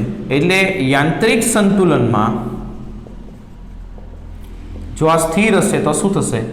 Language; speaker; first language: Gujarati; native; Gujarati